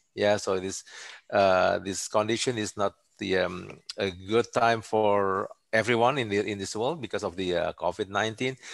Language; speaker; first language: English; non-native, fluent; Indonesian